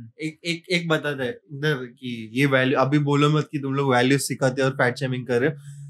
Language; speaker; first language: Hindi; non-native, local second language; Marathi